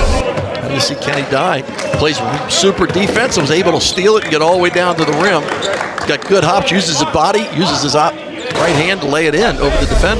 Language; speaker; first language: English; native; English